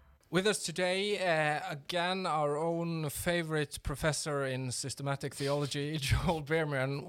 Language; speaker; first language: English; non-native, fluent; Norwegian